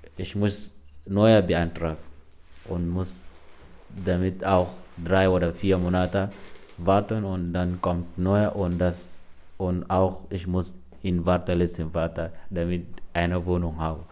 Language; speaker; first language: German; non-native, learner; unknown